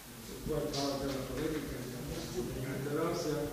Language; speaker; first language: Italian; non-native, fluent; English